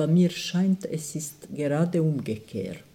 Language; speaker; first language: German; non-native, fluent; Croatian